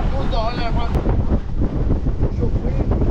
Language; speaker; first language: Spanish; non-native, learner; English